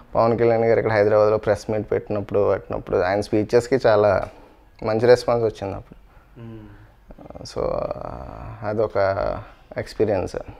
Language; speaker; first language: Telugu; native; Telugu